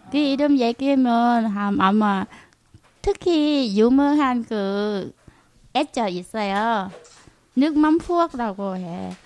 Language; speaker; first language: Korean; non-native, learner; Vietnamese